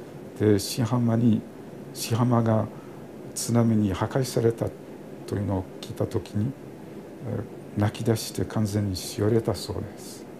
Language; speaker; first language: Japanese; non-native, fluent; French